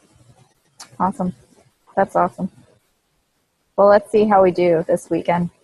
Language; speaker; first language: English; native; English